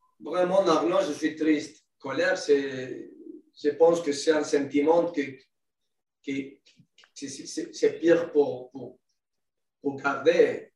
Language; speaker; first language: French; non-native, learner; Spanish